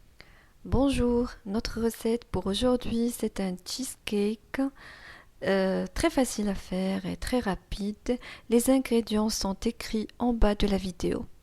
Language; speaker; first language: French; non-native, local second language; Arabic